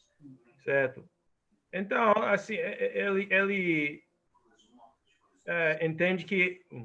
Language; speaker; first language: Portuguese; non-native, fluent; English